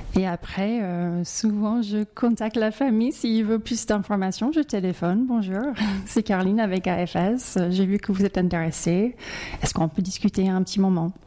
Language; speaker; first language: French; non-native, fluent; English